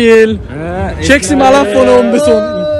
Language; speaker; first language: German; native; German